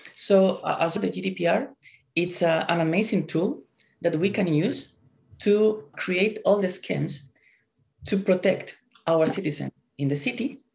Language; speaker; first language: English; non-native, fluent; Spanish